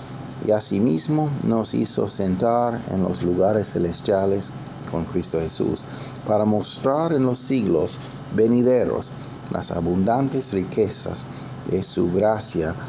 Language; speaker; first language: Spanish; non-native, fluent; English